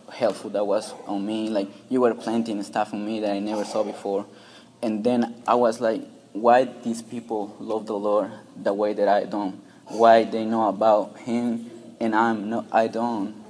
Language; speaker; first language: English; non-native, fluent; Spanish